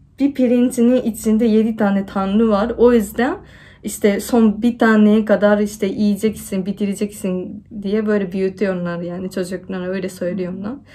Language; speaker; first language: Turkish; non-native, fluent; Japanese